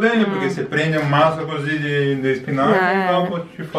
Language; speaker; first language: Italian; non-native, learner; Portuguese